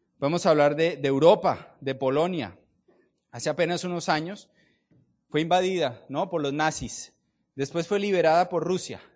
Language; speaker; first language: Spanish; native; Spanish